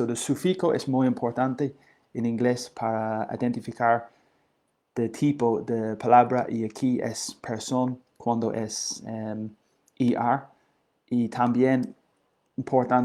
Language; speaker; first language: Spanish; non-native, learner; English